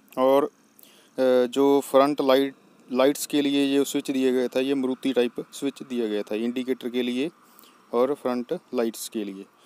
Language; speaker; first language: Hindi; non-native, local second language; Punjabi